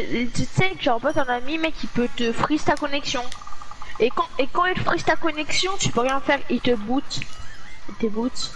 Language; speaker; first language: French; native; French